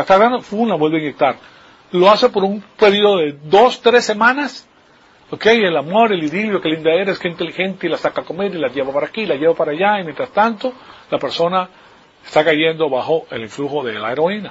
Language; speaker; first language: Spanish; native; Spanish